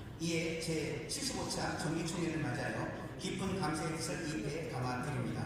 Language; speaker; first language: Korean; native; Korean